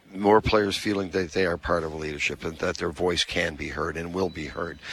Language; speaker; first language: English; native; English